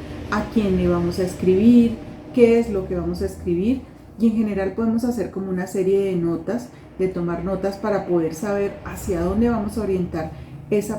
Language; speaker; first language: Spanish; native; Spanish